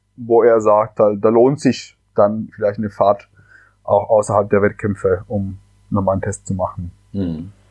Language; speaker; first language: German; non-native, fluent; Spanish